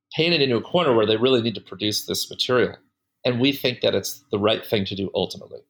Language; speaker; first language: English; native; English